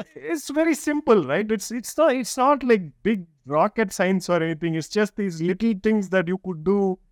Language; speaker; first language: English; non-native, local second language; Tamil